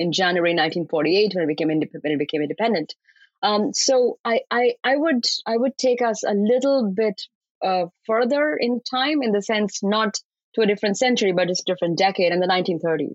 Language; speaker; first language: English; non-native, local second language; Bangla